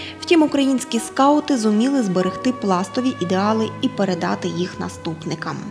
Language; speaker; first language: Ukrainian; native; Ukrainian